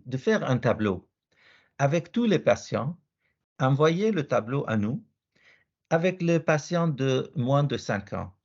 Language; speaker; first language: French; non-native, learner; Arabic